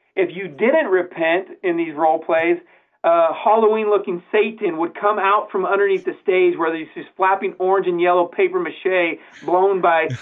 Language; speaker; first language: English; native; English